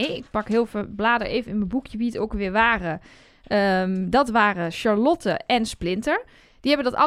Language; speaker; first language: Dutch; native; Dutch